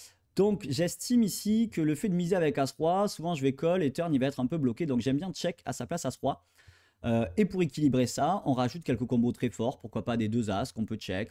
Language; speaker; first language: French; native; French